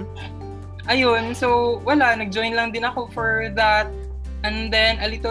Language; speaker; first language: English; non-native, local second language; Cebuano